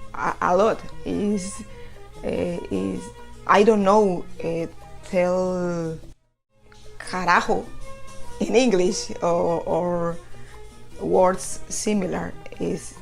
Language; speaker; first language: English; non-native, learner; Spanish